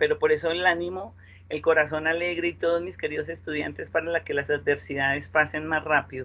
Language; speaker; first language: Spanish; native; Spanish